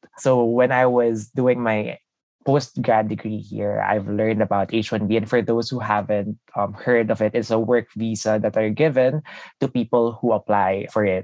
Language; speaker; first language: English; non-native, local second language; Filipino